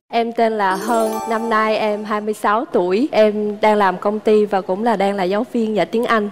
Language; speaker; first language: Vietnamese; native; Vietnamese